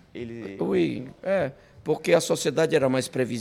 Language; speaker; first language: French; non-native, learner; Portuguese